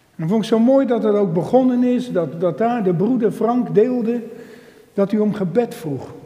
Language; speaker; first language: Dutch; native; Dutch